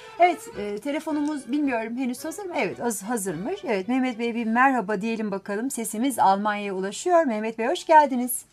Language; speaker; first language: Turkish; native; Turkish